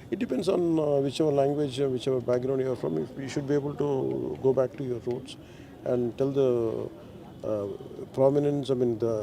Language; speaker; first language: English; non-native, local second language; Telugu